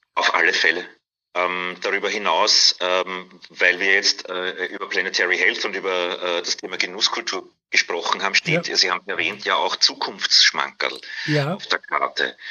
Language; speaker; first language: German; native; German